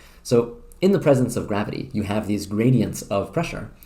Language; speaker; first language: English; native; English